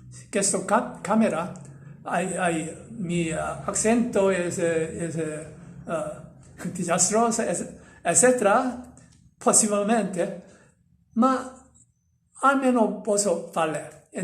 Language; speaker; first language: Italian; non-native, learner; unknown